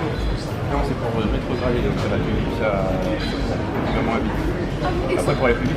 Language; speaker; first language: French; native; French